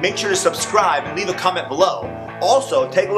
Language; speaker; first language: English; native; English